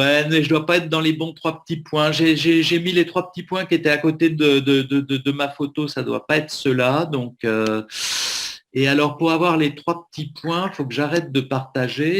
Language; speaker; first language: French; native; French